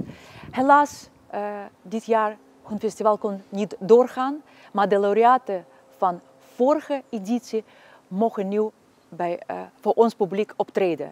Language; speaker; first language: Dutch; non-native, fluent; Russian